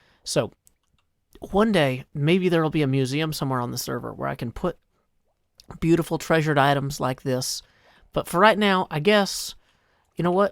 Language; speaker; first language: English; native; English